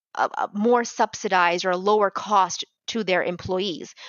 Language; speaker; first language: English; non-native, local second language; Bangla